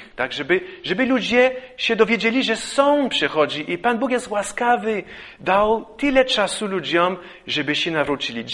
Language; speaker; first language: Polish; non-native, fluent; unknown